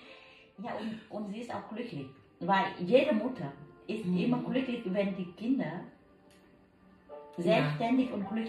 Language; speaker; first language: German; non-native, learner; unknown